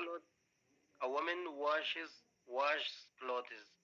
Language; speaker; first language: English; non-native, learner; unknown